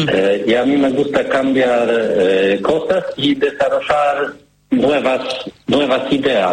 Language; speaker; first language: Spanish; non-native, learner; Polish